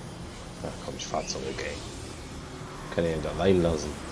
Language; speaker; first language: German; native; German